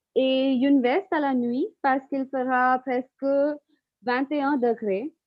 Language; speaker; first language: French; non-native, fluent; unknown